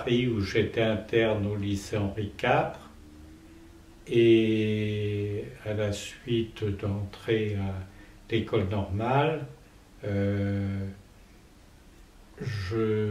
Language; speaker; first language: French; native; French